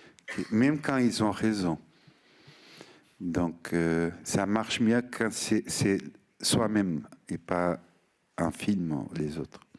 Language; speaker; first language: French; non-native, fluent; Portuguese